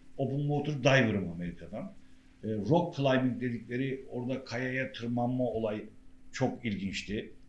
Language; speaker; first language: Turkish; native; Turkish